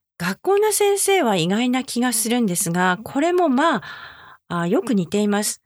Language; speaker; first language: Japanese; native; Japanese